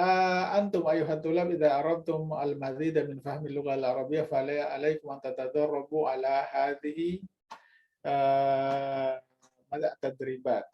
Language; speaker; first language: Arabic; non-native, fluent; Indonesian